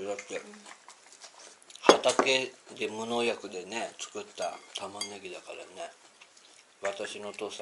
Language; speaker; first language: Japanese; native; Japanese